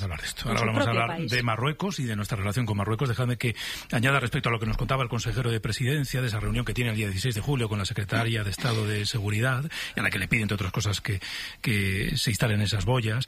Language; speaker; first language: Spanish; native; Spanish